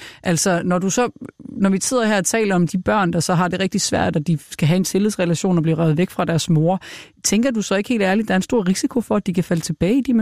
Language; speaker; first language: Danish; native; Danish